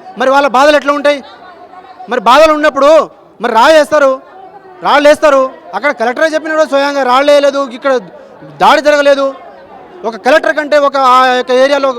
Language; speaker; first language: Telugu; non-native, local second language; Lambadi